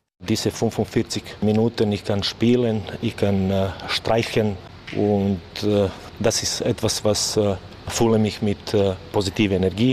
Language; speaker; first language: German; non-native, learner; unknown